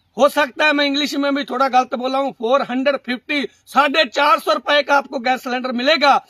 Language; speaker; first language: Hindi; non-native, local second language; Punjabi